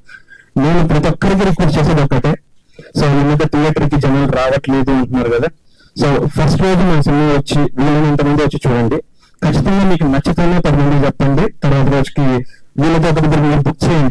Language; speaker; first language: Telugu; native; Telugu